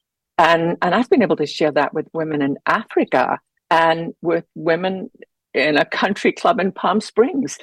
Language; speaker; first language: English; native; English